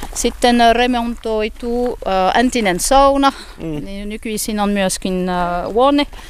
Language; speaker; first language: Finnish; non-native, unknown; French